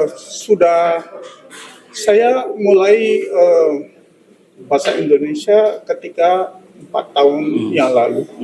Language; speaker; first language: Indonesian; non-native, learner; Javanese